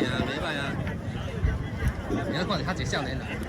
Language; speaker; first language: Chinese; native; Chinese